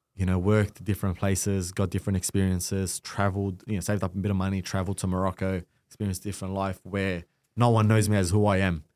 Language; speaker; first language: English; native; English